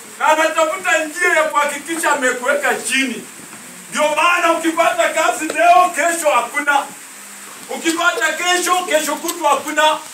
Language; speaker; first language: Swahili; non-native, local second language; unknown